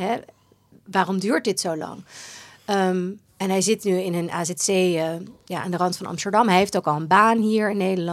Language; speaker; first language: Dutch; native; Dutch